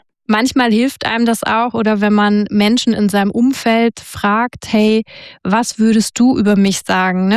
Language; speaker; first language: German; native; German